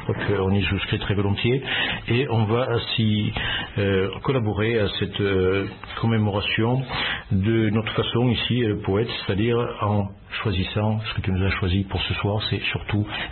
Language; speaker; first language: French; native; French